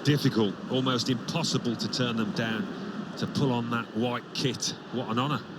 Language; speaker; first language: English; native; English